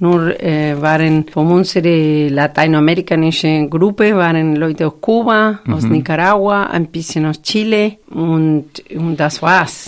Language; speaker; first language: German; non-native, fluent; Spanish